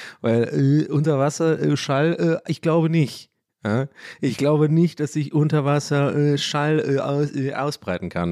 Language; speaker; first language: German; early bilingual, other home language; English